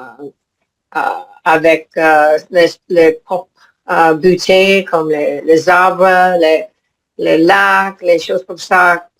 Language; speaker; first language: French; non-native, learner; English